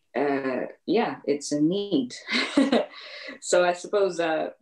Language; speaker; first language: English; native; English